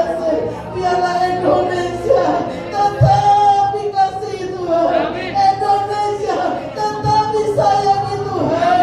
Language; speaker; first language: Indonesian; native; Indonesian